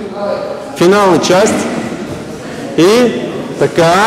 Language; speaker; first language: Bulgarian; non-native, learner; Russian